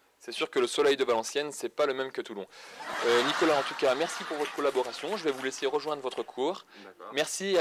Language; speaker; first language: French; native; French